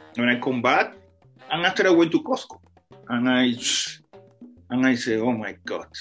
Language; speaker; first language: English; non-native, fluent; Spanish